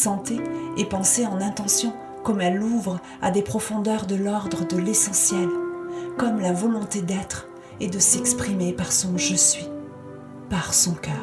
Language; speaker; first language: French; native; French